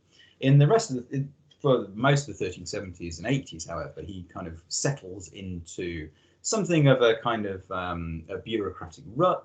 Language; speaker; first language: English; native; English